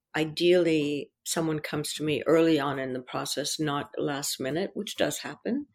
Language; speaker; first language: English; early bilingual, other home language; French